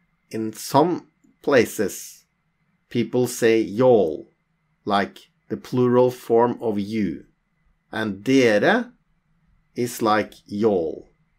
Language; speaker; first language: English; non-native, fluent; Norwegian